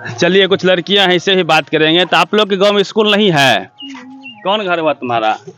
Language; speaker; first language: Hindi; native; Hindi